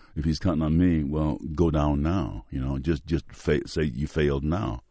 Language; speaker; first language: English; native; English